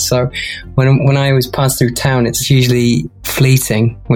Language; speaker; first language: English; native; English